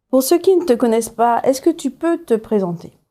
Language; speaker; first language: French; native; French